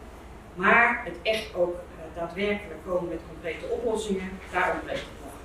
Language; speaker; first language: Dutch; non-native, local second language; Papiamento